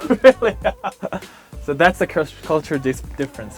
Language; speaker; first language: English; non-native, fluent; Korean